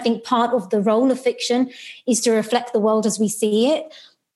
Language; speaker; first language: English; non-native, local second language; Sylheti